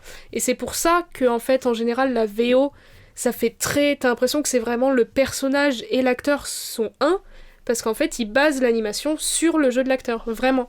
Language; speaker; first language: French; native; French